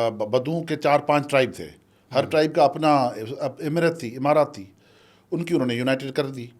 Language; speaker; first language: Urdu; non-native, local second language; Sindhi